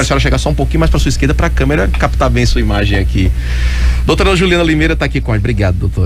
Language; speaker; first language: Portuguese; native; Portuguese